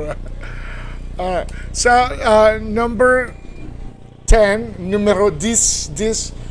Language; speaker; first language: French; non-native, fluent; Spanish